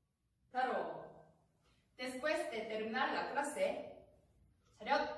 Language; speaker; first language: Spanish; non-native, learner; Korean